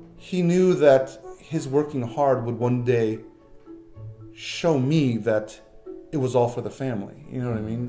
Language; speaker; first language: English; native; English